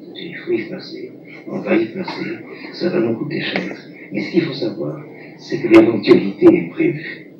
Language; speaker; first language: French; non-native, local second language; Arabic